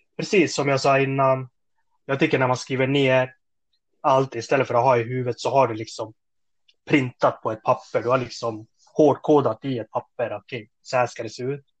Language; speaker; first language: Swedish; early bilingual, other home language; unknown